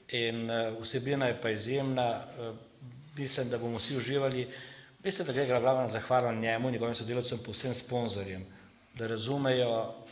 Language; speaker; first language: Slovenian; non-native, local second language; Serbian